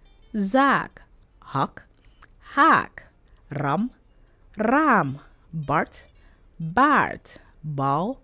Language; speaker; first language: Dutch; non-native, fluent; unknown